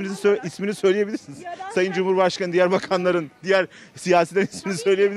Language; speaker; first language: Turkish; native; Turkish